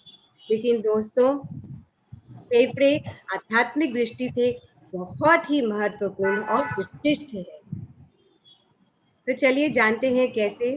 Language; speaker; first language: Hindi; native; Hindi